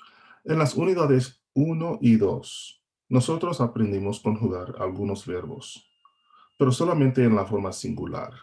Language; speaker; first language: Spanish; non-native, fluent; English